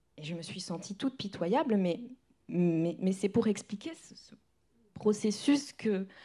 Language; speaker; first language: French; non-native, local second language; Kinyarwanda